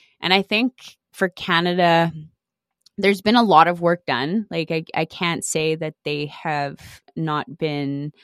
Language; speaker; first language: English; native; English